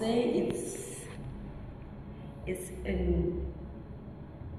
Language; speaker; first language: English; non-native, local second language; Shona